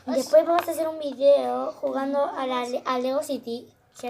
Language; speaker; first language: Spanish; native; Spanish